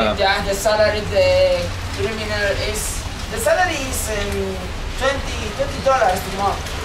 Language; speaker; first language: English; non-native, learner; Spanish